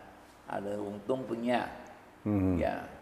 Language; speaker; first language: Indonesian; early bilingual, other home language; Min Nan Chinese